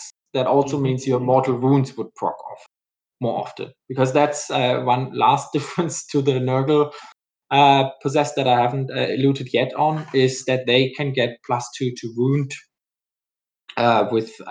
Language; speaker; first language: English; non-native, fluent; German